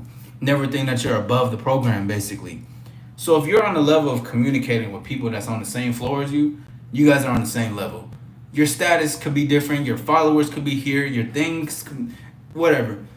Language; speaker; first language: English; native; English